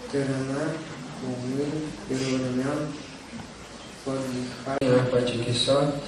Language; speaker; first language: Korean; non-native, learner; Russian